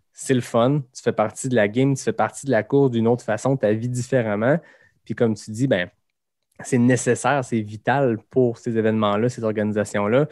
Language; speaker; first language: French; native; French